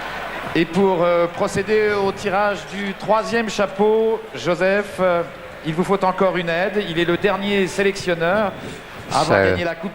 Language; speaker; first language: French; native; French